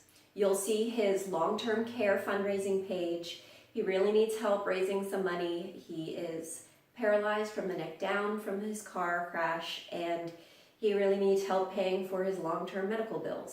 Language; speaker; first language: English; native; English